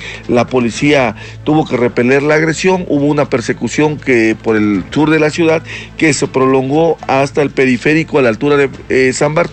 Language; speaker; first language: Spanish; native; Spanish